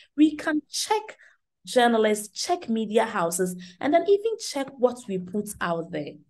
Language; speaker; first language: English; non-native, local second language; Akan